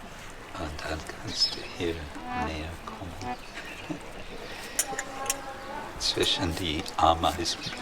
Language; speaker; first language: German; non-native, fluent; English